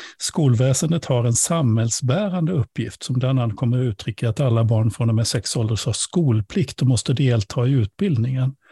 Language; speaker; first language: Swedish; native; Swedish